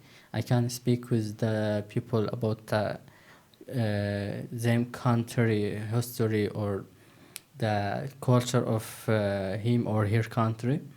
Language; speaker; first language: English; non-native, learner; Turkish